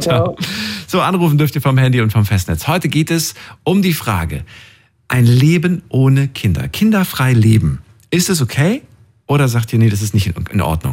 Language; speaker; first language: German; native; German